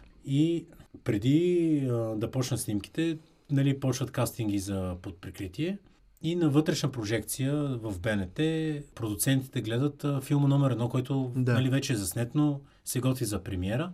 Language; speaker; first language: Bulgarian; native; Bulgarian